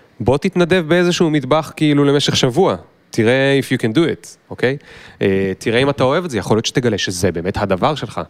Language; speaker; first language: Hebrew; native; Hebrew